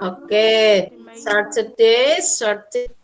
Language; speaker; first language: English; non-native, fluent; Indonesian